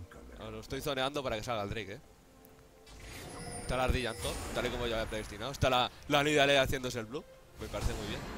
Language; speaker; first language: Spanish; native; Spanish